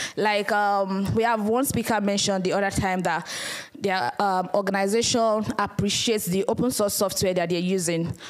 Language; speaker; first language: English; non-native, local second language; Yoruba